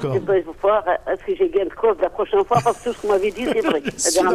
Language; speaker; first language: French; non-native, local second language; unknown